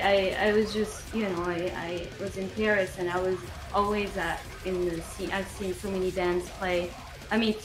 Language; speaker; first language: English; non-native, fluent; French